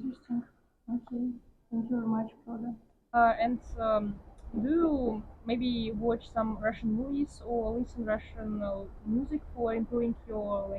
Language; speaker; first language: English; non-native, fluent; Russian